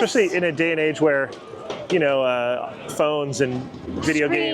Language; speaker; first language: English; native; English